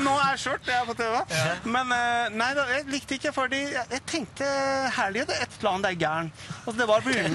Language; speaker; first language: Norwegian; non-native, fluent; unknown